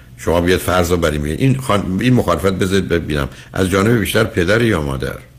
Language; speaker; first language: Persian; native; Persian